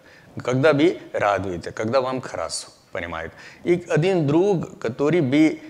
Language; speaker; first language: Russian; non-native, learner; Hindi